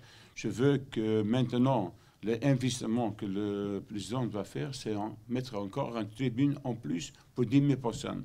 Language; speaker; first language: French; non-native, learner; Dutch